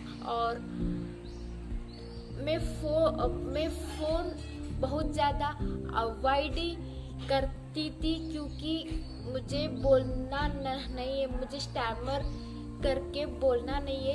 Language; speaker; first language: Hindi; non-native, local second language; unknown